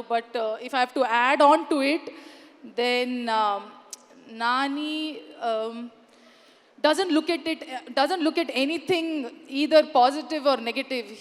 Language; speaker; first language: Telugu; non-native, learner; Kannada